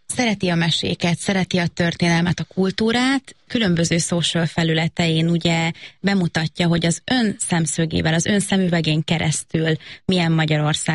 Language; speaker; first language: Hungarian; native; Hungarian